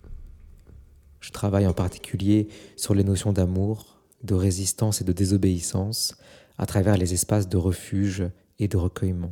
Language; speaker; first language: French; native; French